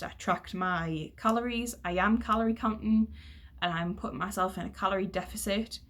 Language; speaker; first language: English; native; English